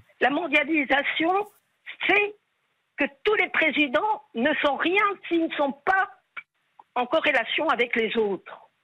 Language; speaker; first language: French; native; French